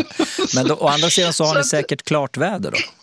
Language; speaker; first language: Swedish; native; Swedish